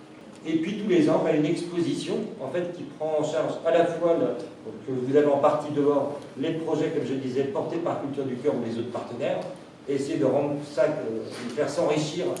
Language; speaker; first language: French; native; French